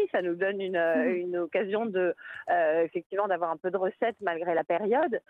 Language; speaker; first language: French; native; French